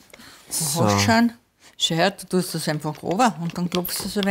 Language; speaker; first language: German; native; German